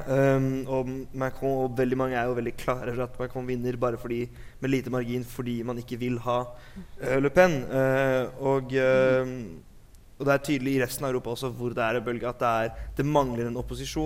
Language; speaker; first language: Norwegian; native; Norwegian